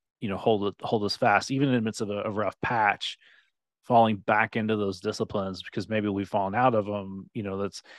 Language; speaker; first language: English; native; English